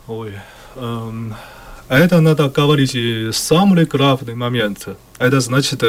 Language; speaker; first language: Russian; non-native, learner; Chinese